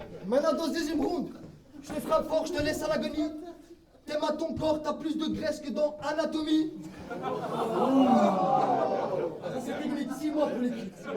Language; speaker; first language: French; native; French